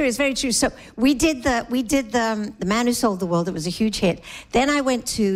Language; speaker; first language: English; native; English